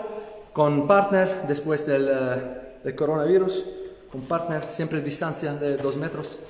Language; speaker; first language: Spanish; non-native, fluent; Italian